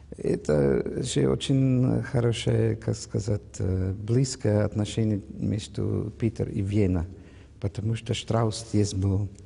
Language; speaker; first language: Russian; non-native, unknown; German